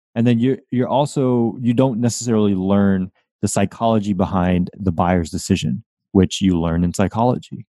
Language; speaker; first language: English; native; English